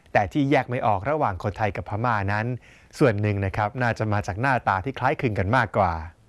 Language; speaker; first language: Thai; native; Thai